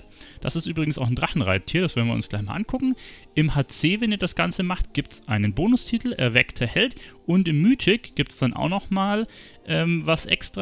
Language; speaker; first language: German; native; German